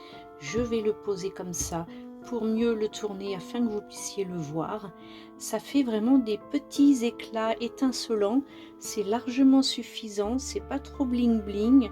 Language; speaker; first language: French; native; French